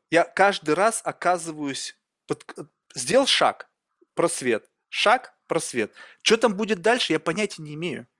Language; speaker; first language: Russian; native; Russian